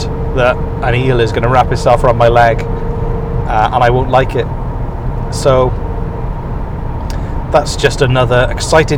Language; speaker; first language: English; native; English